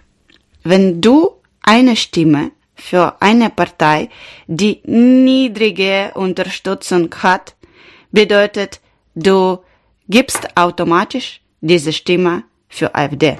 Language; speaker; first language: German; non-native, learner; Ukrainian